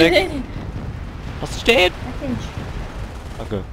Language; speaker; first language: German; native; German